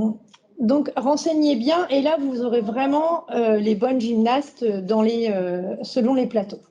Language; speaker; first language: French; native; French